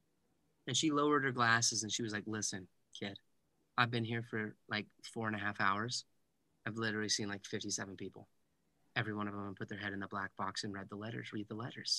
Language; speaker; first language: English; native; English